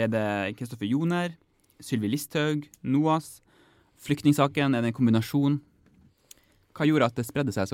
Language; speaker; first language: Norwegian; native; Norwegian